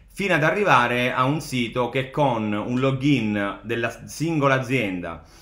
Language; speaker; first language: Italian; native; Italian